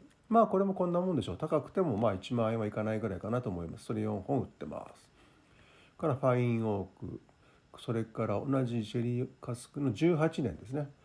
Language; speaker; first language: Japanese; native; Japanese